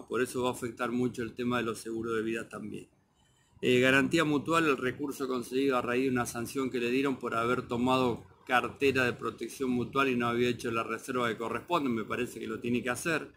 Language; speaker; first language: Spanish; native; Spanish